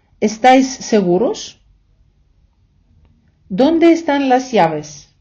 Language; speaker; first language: Spanish; non-native, fluent; Ukrainian